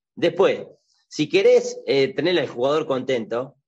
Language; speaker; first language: Spanish; native; Spanish